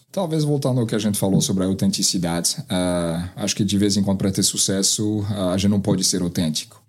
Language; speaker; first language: Portuguese; non-native, fluent; French